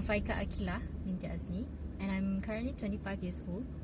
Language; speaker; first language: English; non-native, local second language; Malay